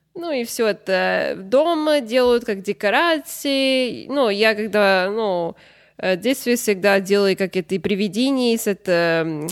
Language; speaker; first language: Russian; non-native, learner; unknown